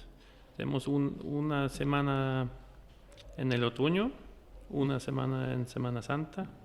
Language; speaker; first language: Spanish; non-native, fluent; Norwegian